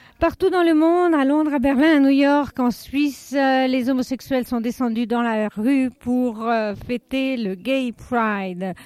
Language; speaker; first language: French; native; French